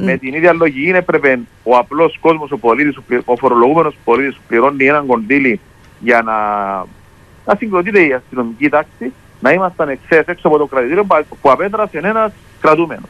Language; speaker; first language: Greek; native; Greek